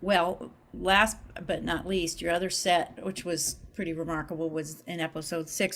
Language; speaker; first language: English; native; English